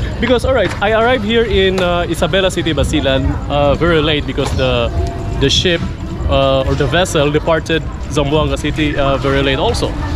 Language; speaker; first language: English; non-native, local second language; Filipino